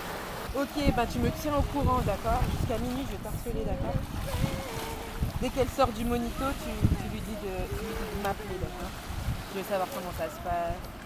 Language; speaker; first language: French; native; French